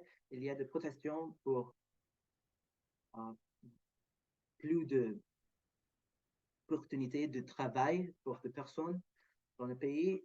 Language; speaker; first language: French; non-native, learner; Arabic